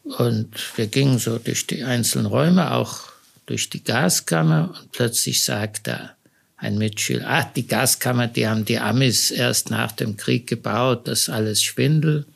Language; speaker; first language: German; native; German